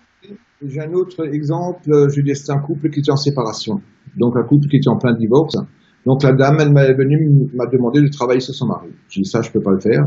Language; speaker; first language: French; native; French